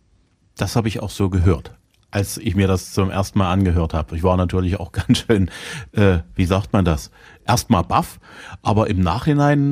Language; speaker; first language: German; native; German